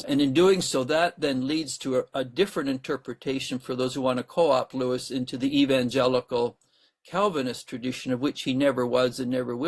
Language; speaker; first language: English; native; English